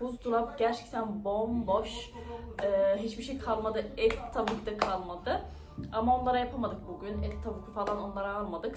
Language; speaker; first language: Turkish; non-native, fluent; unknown